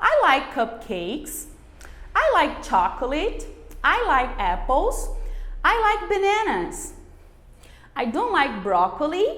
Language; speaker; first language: English; non-native, fluent; Portuguese